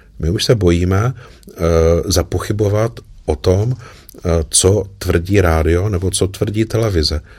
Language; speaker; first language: Czech; native; Czech